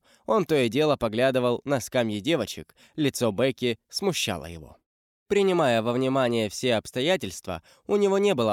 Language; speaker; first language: Russian; native; Russian